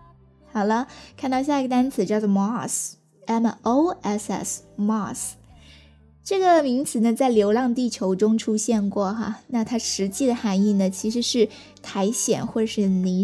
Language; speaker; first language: Chinese; native; Chinese